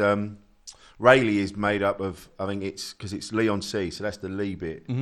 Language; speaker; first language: English; native; English